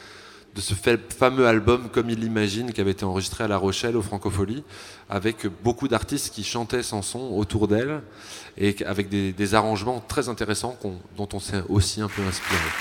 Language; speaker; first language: French; native; French